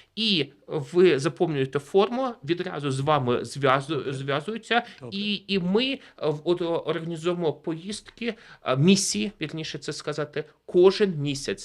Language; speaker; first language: Ukrainian; native; Ukrainian